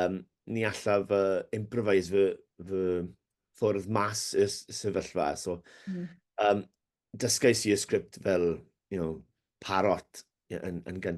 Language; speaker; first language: Welsh; non-native, learner; English